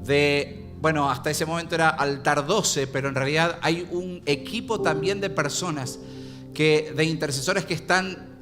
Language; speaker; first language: Spanish; native; Spanish